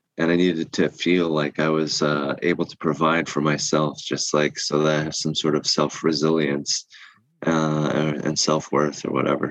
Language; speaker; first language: English; early bilingual, other home language; Korean